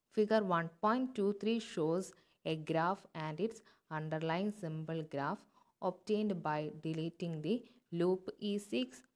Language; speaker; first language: English; non-native, local second language; Malayalam